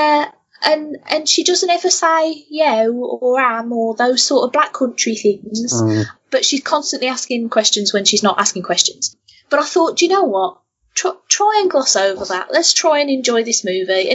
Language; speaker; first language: English; native; English